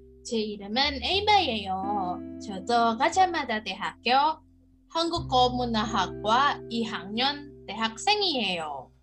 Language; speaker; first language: Korean; non-native, learner; Indonesian